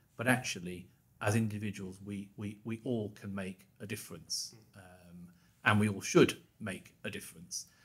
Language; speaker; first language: English; native; English